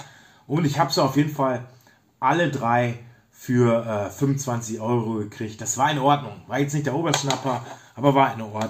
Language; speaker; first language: German; native; German